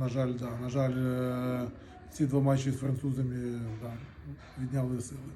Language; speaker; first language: Ukrainian; non-native, local second language; Russian